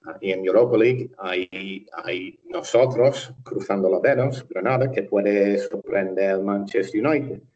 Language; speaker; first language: Spanish; non-native, fluent; English